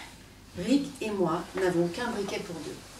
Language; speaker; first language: French; native; French